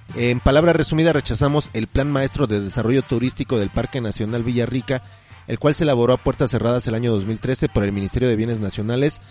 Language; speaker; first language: Spanish; native; Spanish